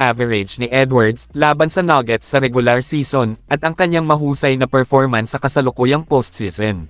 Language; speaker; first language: Filipino; native; Filipino